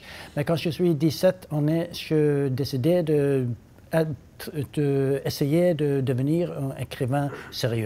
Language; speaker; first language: French; non-native, learner; Norwegian